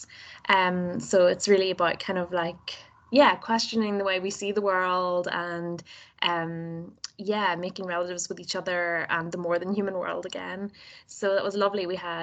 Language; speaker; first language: English; native; English